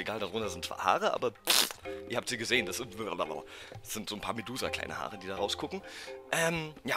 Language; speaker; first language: German; native; German